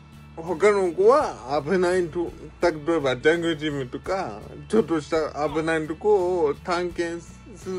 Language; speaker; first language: Japanese; native; Japanese